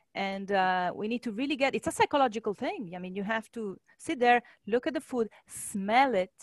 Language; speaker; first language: English; non-native, fluent; Italian